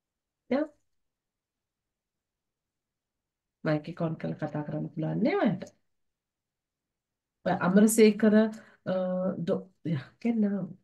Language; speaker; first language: German; non-native, fluent; Sinhala